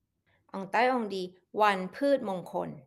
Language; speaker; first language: French; non-native, fluent; Thai